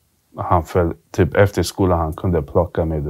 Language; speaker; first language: Swedish; early bilingual, other home language; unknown